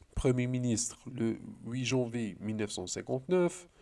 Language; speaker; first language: French; non-native, local second language; Arabic